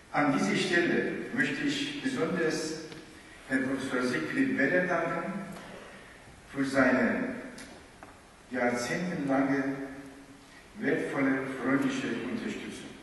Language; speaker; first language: German; non-native, fluent; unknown